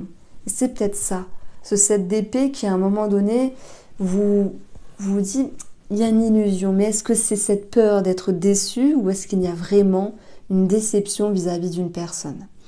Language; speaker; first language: French; native; French